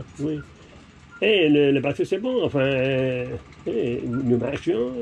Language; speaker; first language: French; non-native, learner; English